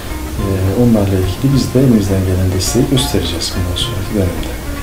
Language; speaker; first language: Turkish; native; Turkish